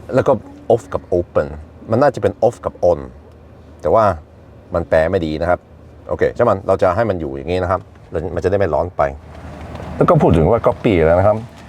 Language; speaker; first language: Thai; non-native, fluent; Norwegian